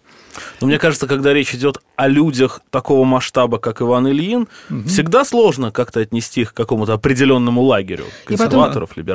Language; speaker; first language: Russian; native; Russian